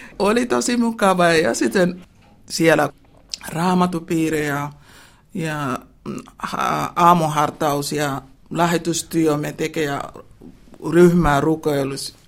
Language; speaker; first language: Finnish; non-native, learner; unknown